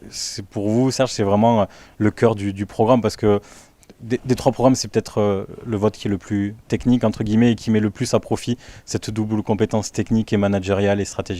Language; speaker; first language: French; native; French